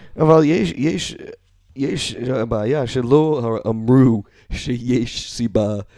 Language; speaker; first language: Hebrew; non-native, learner; English